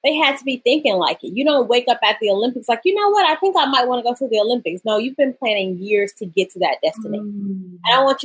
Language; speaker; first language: English; native; English